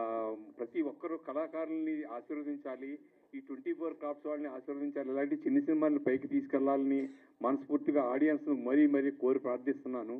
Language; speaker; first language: Telugu; native; Telugu